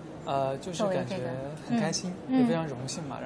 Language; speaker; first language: Chinese; native; Chinese